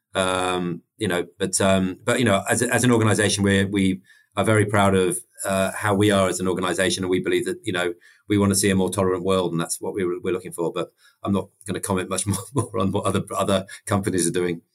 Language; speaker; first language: English; native; English